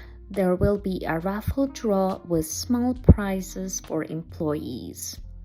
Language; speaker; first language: English; non-native, fluent; Ukrainian